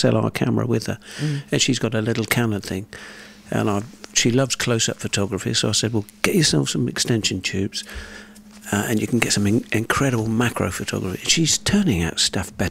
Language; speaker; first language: English; native; English